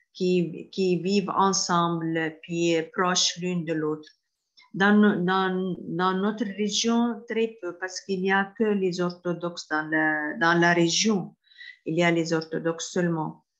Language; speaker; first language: French; non-native, fluent; Arabic